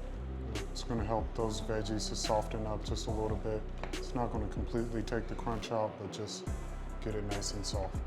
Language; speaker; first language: English; native; English